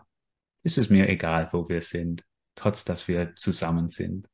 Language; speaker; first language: German; non-native, fluent; English